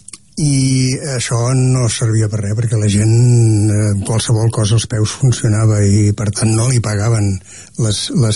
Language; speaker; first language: Catalan; non-native, local second language; Spanish